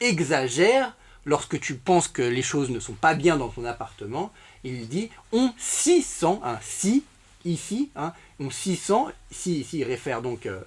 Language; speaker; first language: French; native; French